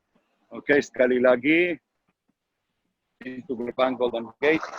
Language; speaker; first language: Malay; non-native, learner; Hebrew